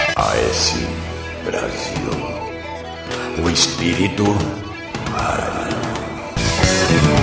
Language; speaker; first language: Portuguese; native; Portuguese